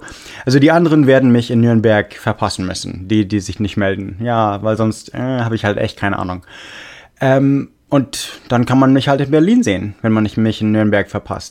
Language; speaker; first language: German; non-native, fluent; English